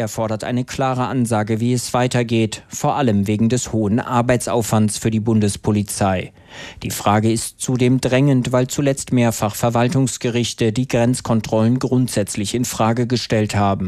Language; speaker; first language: German; native; German